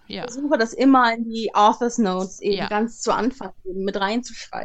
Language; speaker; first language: German; native; German